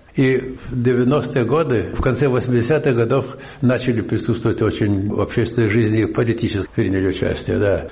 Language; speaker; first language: Russian; non-native, local second language; Lithuanian